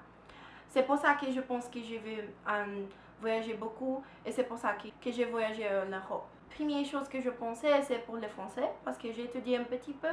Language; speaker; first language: French; non-native, learner; Portuguese